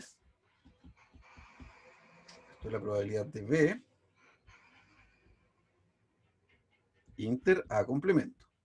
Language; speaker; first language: Spanish; native; Spanish